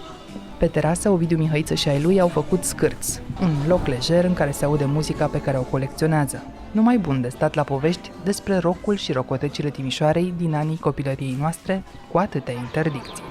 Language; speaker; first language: Romanian; native; Romanian